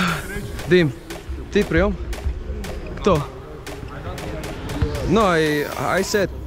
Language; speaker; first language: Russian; non-native, learner; English